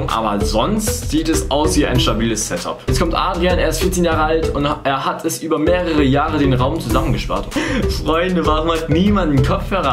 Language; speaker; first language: German; native; German